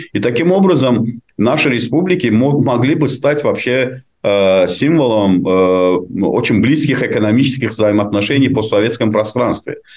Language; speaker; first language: Russian; non-native, local second language; Azerbaijani